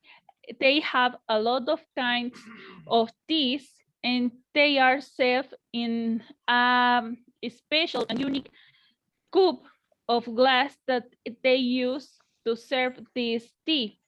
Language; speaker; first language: English; non-native, learner; Spanish